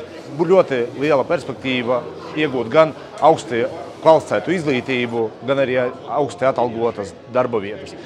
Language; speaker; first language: Latvian; native; Latvian